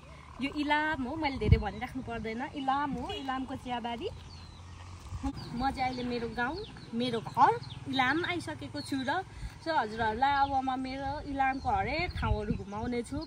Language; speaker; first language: Nepali; native; Nepali